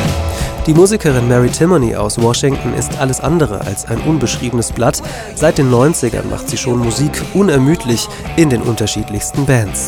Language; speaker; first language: German; native; German